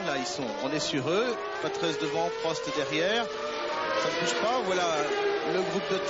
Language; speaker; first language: French; native; French